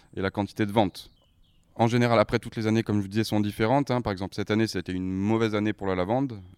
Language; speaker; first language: French; native; French